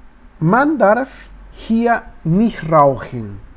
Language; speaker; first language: German; non-native, learner; Spanish